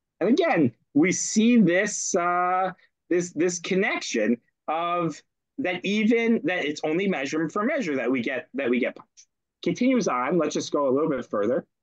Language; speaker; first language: English; native; English